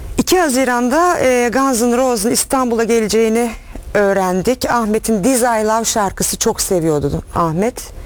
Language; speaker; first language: Turkish; native; Turkish